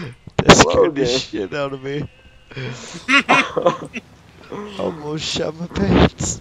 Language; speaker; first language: English; native; English